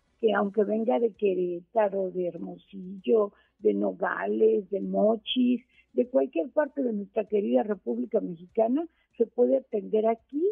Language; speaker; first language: Spanish; native; Spanish